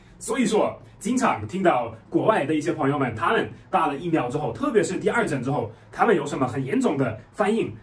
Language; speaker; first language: Chinese; non-native, fluent; German